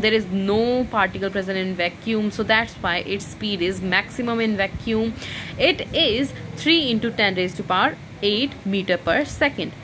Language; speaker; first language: English; non-native, local second language; Hindi